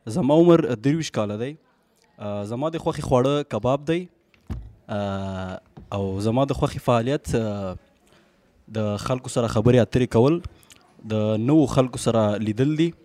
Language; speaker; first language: Pashto; native; Pashto